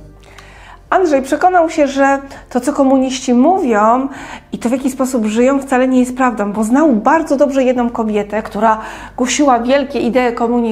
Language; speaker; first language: Polish; native; Polish